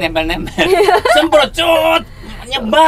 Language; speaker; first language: Indonesian; non-native, fluent; Korean